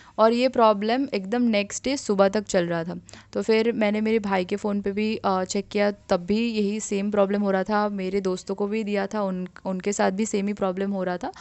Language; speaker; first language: Hindi; non-native, local second language; Assamese